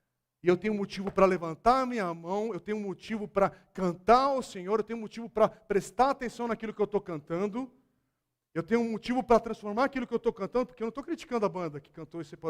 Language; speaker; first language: Portuguese; native; Portuguese